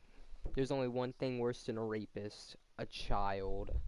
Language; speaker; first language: English; native; English